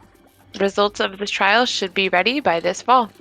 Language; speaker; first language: English; native; English